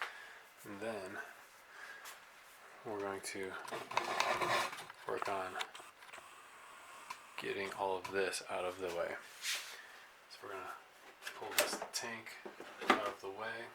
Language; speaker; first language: English; native; English